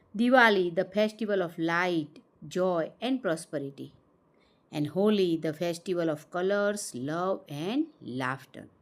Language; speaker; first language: English; non-native, local second language; Gujarati